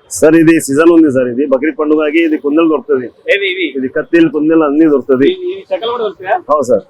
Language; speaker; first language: Telugu; non-native, local second language; Urdu